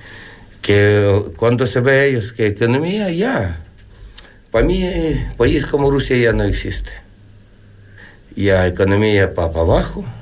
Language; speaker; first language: Spanish; non-native, learner; Ukrainian